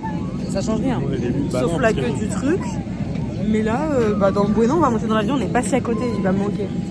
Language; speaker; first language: French; native; French